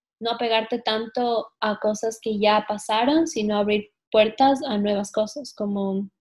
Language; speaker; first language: Spanish; native; Spanish